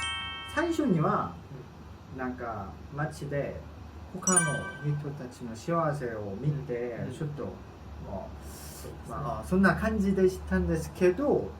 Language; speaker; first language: Japanese; non-native, learner; Korean